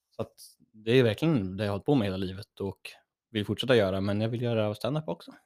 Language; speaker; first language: Swedish; native; Swedish